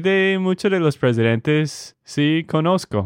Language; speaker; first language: Spanish; non-native, fluent; English